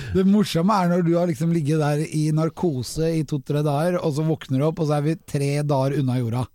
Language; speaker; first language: Norwegian; native; Norwegian